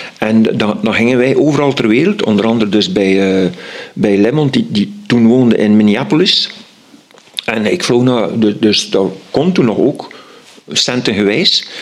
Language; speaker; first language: Dutch; native; Dutch